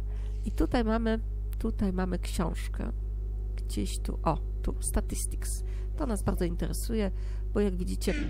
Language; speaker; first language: Polish; native; Polish